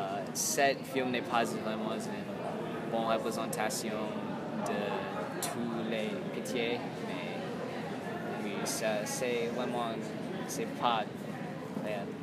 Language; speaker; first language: French; non-native, learner; English